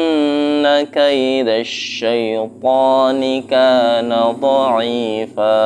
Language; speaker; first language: Arabic; non-native, fluent; Indonesian